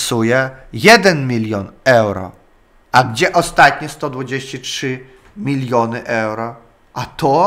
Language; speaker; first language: Polish; non-native, learner; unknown